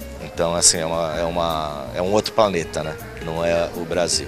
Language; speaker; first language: Portuguese; native; Portuguese